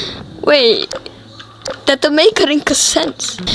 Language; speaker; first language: Icelandic; early bilingual, heritage; Icelandic